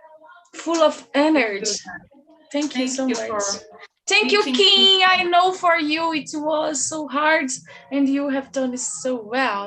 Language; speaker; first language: English; non-native, learner; Portuguese